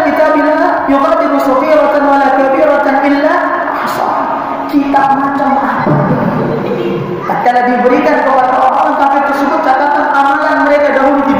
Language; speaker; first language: Indonesian; native; Indonesian